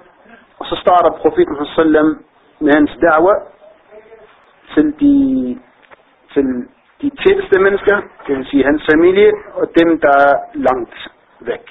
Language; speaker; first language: Danish; non-native, fluent; Arabic